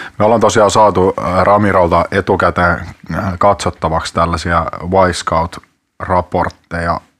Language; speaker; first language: Finnish; native; Finnish